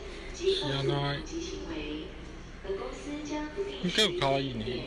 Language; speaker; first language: Japanese; non-native, fluent; Chinese